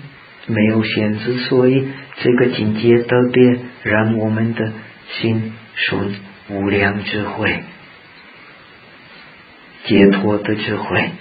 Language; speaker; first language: Chinese; non-native, fluent; Czech